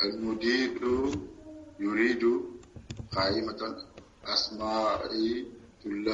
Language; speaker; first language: Arabic; non-native, learner; French